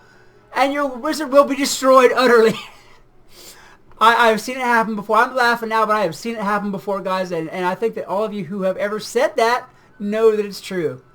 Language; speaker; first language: English; native; English